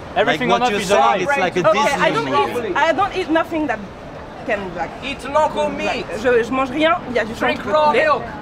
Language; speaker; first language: English; non-native, learner; French